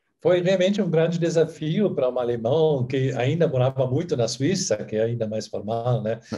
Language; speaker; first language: Portuguese; non-native, fluent; German